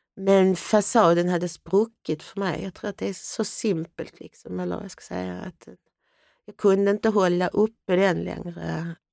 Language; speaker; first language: Swedish; native; Swedish